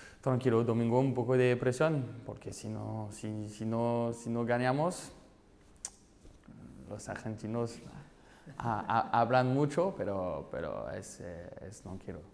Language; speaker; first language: Spanish; non-native, learner; French